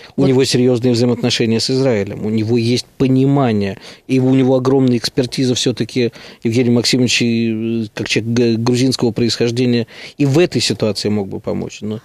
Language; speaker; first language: Russian; native; Russian